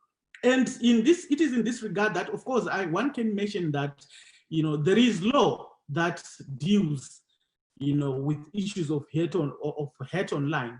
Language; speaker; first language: English; non-native, local second language; Shona